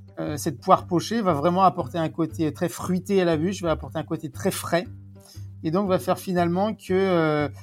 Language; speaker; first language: French; native; French